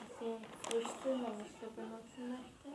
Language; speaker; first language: German; native; German